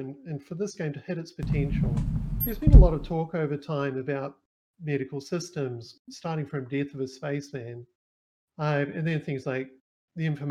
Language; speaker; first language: English; native; English